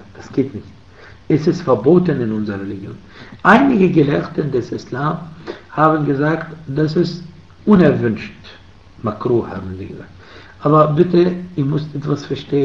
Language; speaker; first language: German; non-native, fluent; Arabic